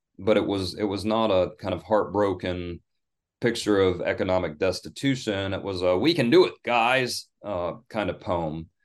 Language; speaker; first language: English; native; English